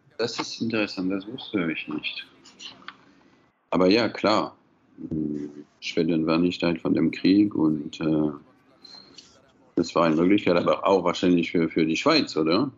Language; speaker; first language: German; non-native, fluent; French